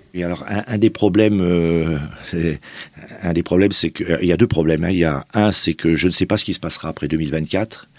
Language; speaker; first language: French; native; French